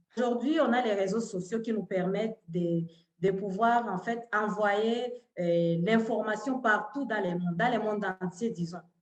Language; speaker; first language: French; non-native, local second language; Swahili